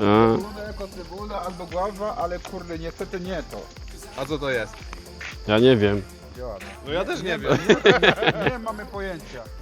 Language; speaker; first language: Polish; non-native, fluent; Swahili